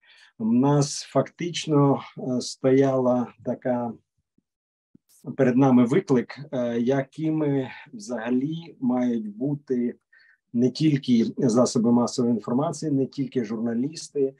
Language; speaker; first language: Ukrainian; native; Ukrainian